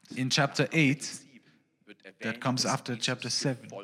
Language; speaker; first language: English; non-native, fluent; German